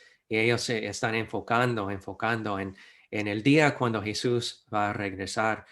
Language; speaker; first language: Spanish; non-native, fluent; English